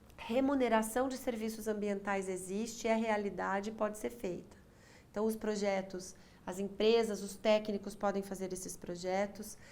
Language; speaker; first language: Portuguese; native; Portuguese